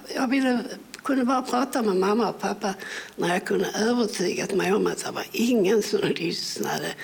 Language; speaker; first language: Swedish; early bilingual, other home language; English